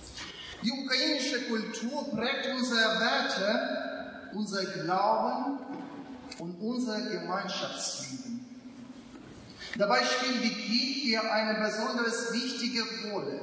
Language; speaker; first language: German; non-native, fluent; Ukrainian